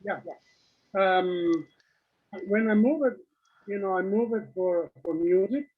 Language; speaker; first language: English; non-native, learner; Italian